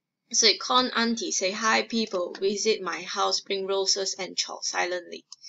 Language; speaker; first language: English; non-native, local second language; Chinese